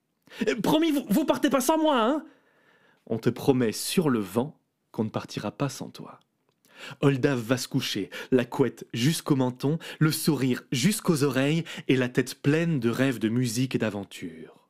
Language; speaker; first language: French; native; French